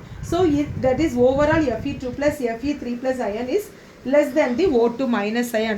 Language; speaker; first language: English; non-native, local second language; Tamil